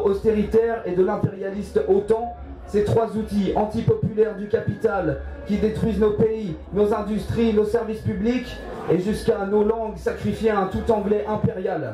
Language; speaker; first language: French; native; French